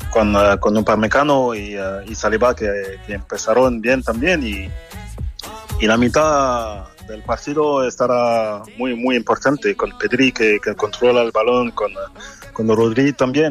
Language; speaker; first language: Spanish; non-native, fluent; French